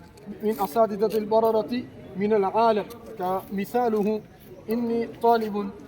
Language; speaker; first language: Arabic; non-native, learner; Urdu